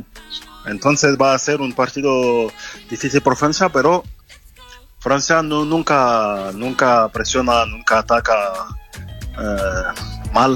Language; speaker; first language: Spanish; non-native, fluent; French